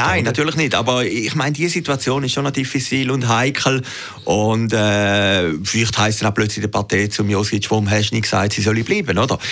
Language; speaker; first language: German; native; German